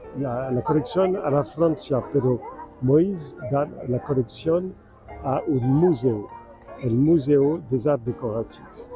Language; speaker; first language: Spanish; non-native, fluent; French